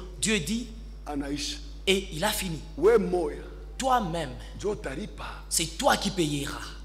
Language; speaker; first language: French; non-native, local second language; Swahili